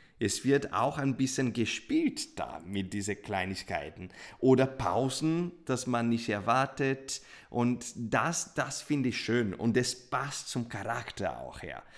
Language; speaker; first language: German; non-native, fluent; Portuguese